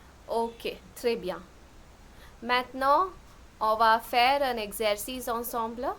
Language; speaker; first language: French; non-native, fluent; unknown